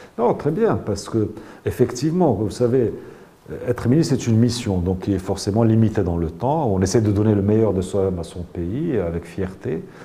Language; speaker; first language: French; non-native, local second language; Arabic